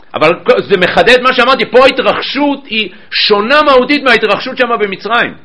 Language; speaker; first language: Hebrew; native; Hebrew